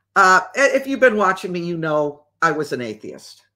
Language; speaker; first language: English; native; English